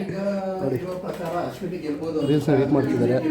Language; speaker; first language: Kannada; native; Kannada